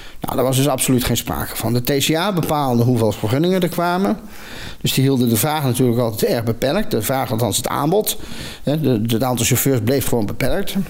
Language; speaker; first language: Dutch; native; Dutch